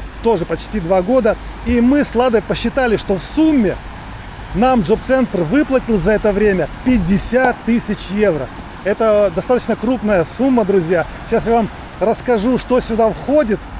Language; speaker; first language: Russian; native; Russian